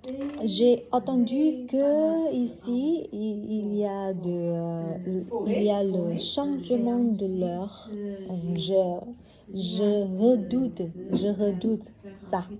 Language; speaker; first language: French; non-native, learner; Vietnamese